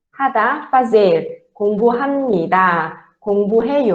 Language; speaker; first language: Korean; non-native, fluent; Portuguese